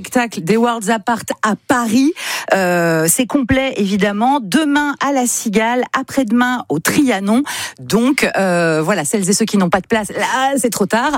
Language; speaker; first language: French; native; French